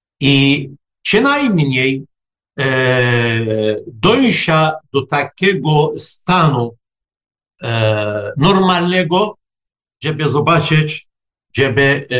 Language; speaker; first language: Polish; non-native, fluent; Arabic